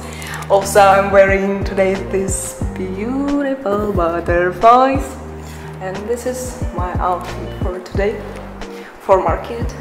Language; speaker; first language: English; non-native, learner; Russian